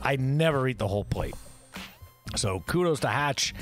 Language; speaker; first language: English; native; English